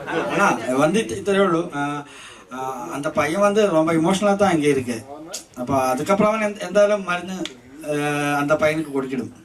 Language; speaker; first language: Tamil; non-native, learner; Malayalam